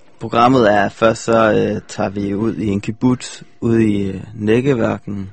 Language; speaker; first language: Danish; native; Danish